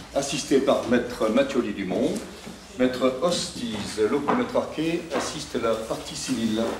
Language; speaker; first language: French; native; French